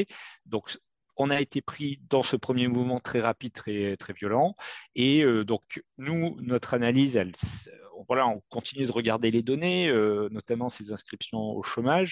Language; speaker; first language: French; native; French